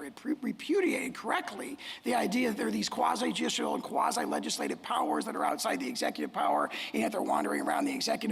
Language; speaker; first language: English; native; English